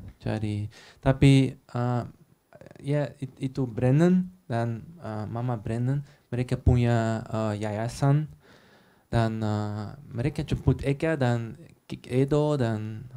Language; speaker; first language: Indonesian; non-native, learner; Dutch